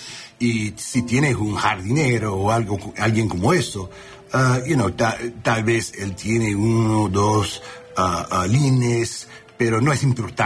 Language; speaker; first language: Spanish; non-native, learner; English